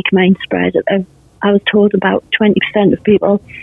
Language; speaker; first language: English; native; English